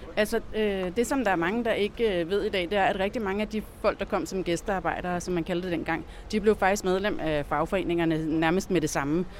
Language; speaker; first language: Danish; native; Danish